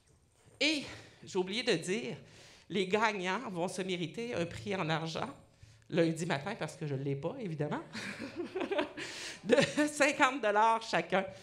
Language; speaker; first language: French; native; French